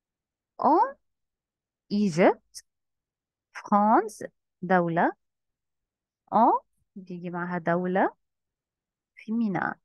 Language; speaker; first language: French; non-native, fluent; Arabic